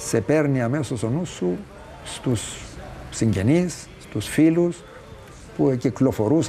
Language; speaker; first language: Greek; native; Greek